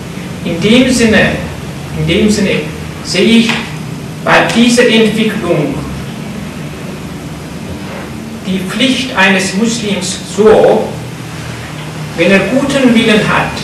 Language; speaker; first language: German; non-native, fluent; Turkish